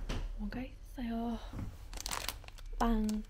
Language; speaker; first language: Korean; non-native, fluent; Persian